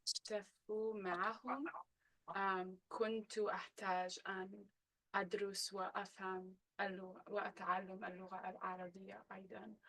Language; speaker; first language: Arabic; non-native, learner; English